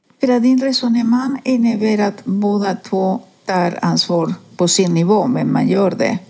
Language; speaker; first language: Swedish; non-native, fluent; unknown